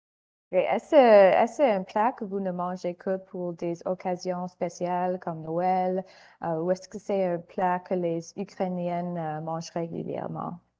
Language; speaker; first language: French; non-native, learner; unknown